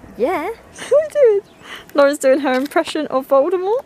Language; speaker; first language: English; native; English